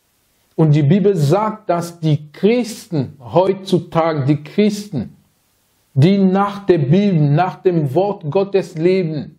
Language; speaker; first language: German; non-native, fluent; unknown